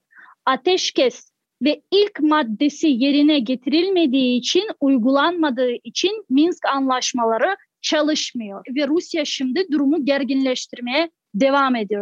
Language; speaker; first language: Turkish; non-native, fluent; Crimean Tatar